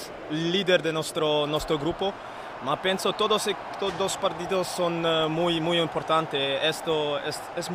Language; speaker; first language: Spanish; non-native, learner; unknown